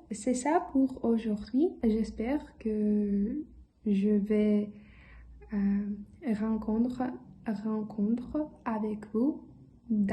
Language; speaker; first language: French; non-native, learner; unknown